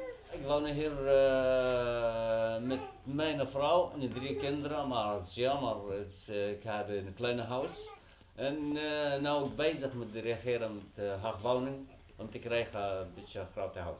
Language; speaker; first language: Dutch; non-native, learner; Arabic